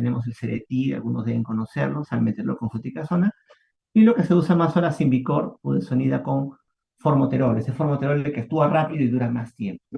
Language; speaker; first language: Spanish; native; Spanish